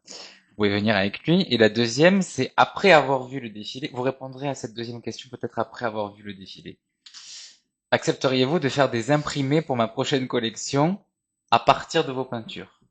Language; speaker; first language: French; native; French